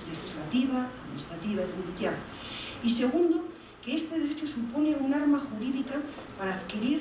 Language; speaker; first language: Spanish; native; Spanish